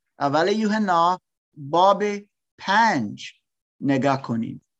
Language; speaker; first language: Persian; non-native, learner; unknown